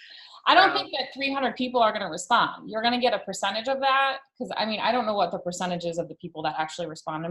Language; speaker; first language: English; native; English